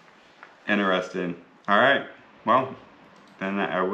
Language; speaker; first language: English; native; English